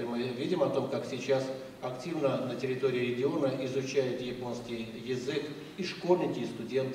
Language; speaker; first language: Russian; native; Russian